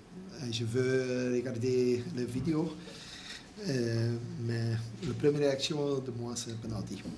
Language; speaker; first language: French; non-native, local second language; Dutch